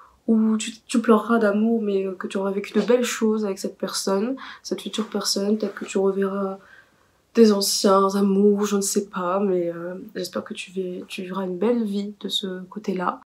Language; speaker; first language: French; native; French